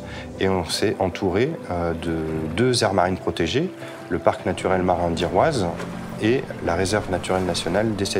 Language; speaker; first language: French; native; French